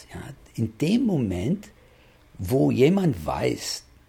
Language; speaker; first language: German; non-native, fluent; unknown